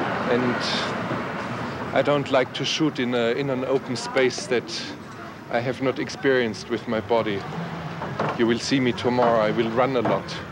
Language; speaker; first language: English; non-native, fluent; German